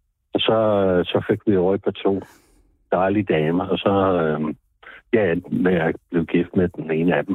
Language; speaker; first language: Danish; non-native, fluent; English